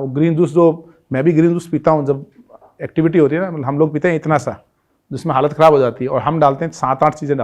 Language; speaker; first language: Hindi; native; Hindi